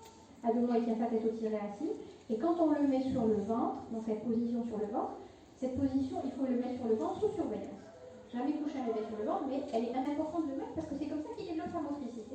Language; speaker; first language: French; non-native, local second language; Arabic